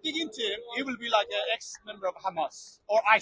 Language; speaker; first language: English; non-native, fluent; Persian